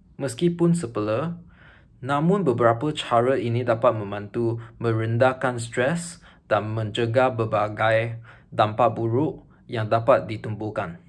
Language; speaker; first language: Malay; non-native, local second language; Chinese